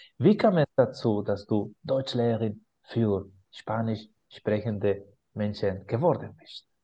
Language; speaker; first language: German; non-native, fluent; Spanish